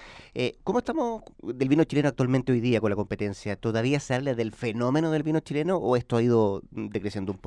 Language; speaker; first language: Spanish; native; Spanish